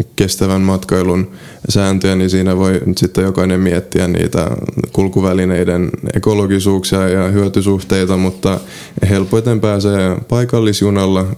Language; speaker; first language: Finnish; early bilingual, other home language; Polish